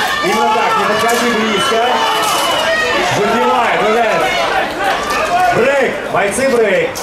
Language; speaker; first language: Russian; native; Russian